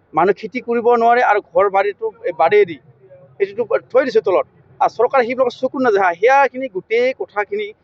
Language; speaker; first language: Assamese; non-native, local second language; Bodo